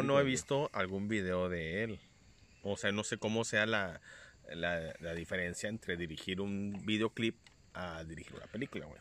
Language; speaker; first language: Spanish; native; Spanish